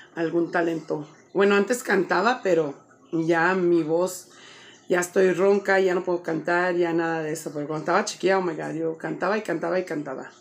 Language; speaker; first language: Spanish; early bilingual, heritage; Spanish